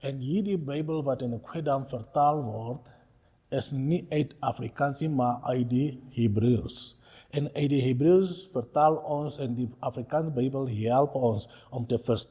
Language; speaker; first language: Afrikaans; non-native, local second language; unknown